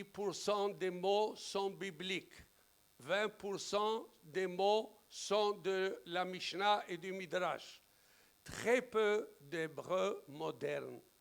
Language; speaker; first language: French; non-native, fluent; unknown